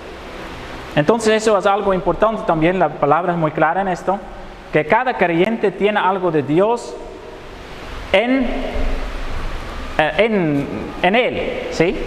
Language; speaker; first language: Spanish; non-native, fluent; Dutch